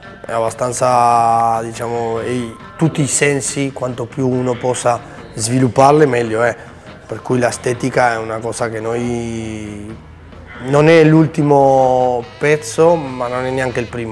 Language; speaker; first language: Italian; non-native, fluent; Spanish